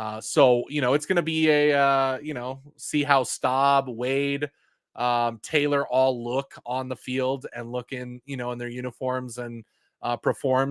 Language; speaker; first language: English; native; English